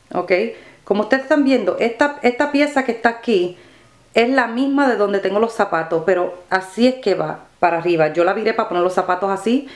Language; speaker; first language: Spanish; early bilingual, other home language; English